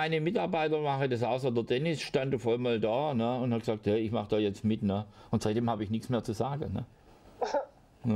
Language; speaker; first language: German; native; German